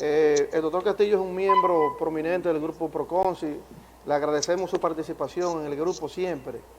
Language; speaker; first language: Spanish; native; Spanish